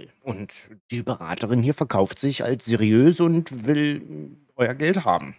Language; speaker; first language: German; native; German